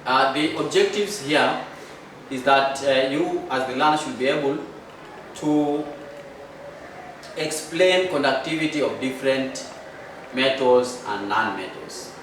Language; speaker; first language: English; non-native, local second language; Swahili